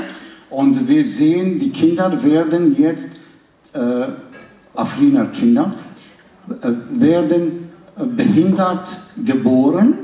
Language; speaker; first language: German; non-native, fluent; Kurdish